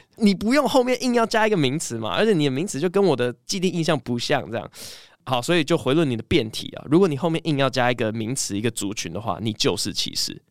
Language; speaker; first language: Chinese; early bilingual, other home language; English